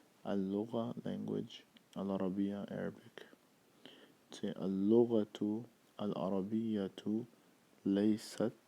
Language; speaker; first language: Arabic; non-native, fluent; English